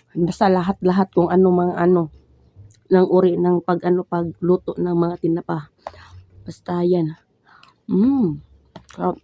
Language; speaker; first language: Filipino; non-native, local second language; Cebuano